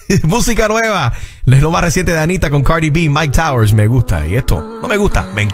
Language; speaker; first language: Spanish; native; Spanish